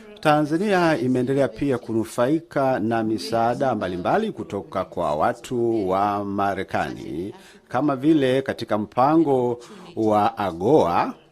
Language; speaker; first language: Swahili; native; Swahili